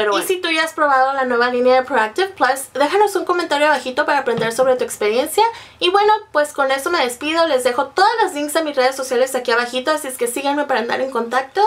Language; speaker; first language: Spanish; native; Spanish